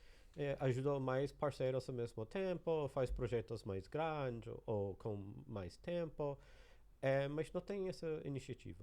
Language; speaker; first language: Portuguese; non-native, learner; English